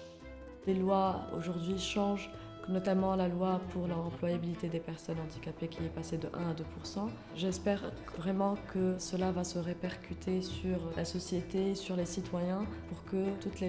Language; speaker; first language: French; non-native, local second language; Arabic